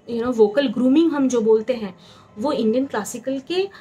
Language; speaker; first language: Hindi; non-native, local second language; Bangla